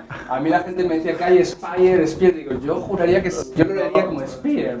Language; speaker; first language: Spanish; native; Spanish